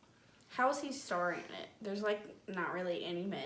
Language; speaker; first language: English; native; English